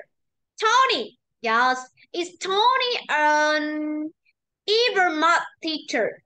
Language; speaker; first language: English; non-native, learner; Vietnamese